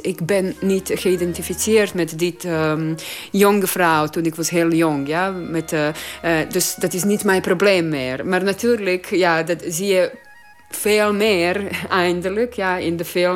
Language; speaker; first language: Dutch; non-native, learner; Croatian